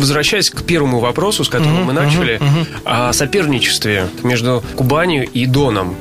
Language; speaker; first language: Russian; native; Russian